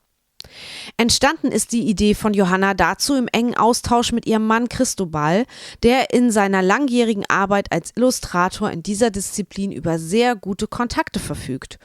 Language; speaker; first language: German; native; German